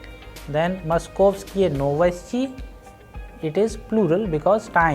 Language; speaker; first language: Russian; non-native, fluent; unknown